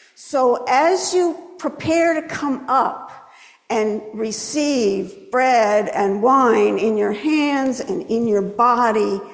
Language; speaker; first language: English; native; English